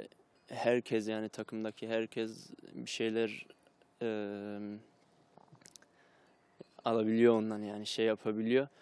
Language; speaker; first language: Turkish; early bilingual, heritage; Turkish